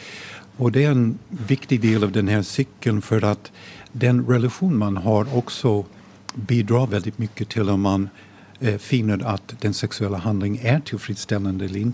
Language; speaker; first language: Swedish; non-native, fluent; English